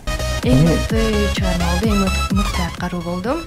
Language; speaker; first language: Kyrgyz; native; Kyrgyz